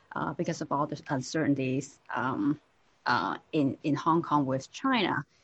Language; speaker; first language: English; non-native, local second language; Cantonese